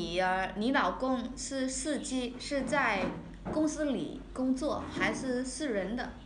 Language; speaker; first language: Chinese; non-native, fluent; Vietnamese